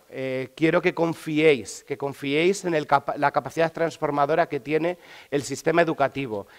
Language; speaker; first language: Spanish; native; Spanish